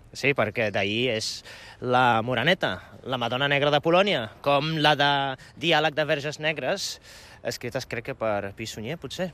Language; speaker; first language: Catalan; non-native, fluent; Polish